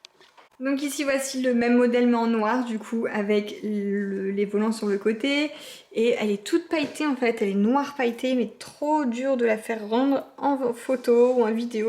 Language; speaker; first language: French; native; French